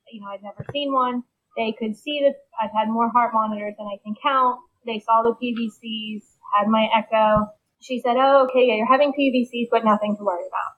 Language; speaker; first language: English; native; English